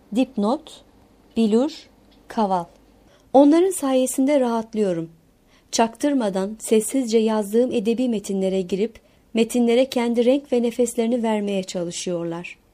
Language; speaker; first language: Turkish; non-native, local second language; Kurdish